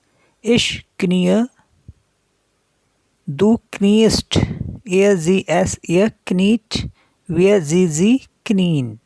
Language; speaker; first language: German; non-native, learner; Hindi